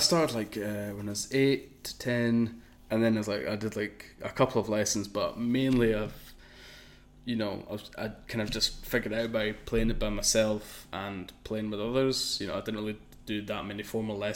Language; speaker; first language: English; native; English